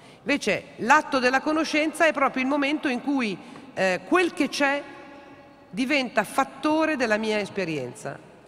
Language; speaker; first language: Italian; native; Italian